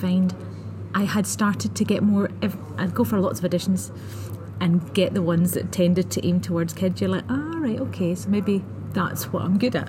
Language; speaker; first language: English; native; English